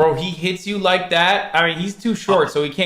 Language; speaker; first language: English; native; English